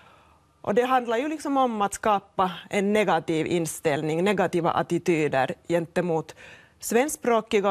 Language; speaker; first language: Swedish; native; Swedish